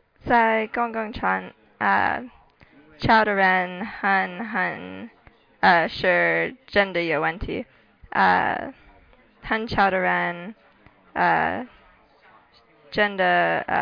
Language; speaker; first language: Chinese; non-native, learner; English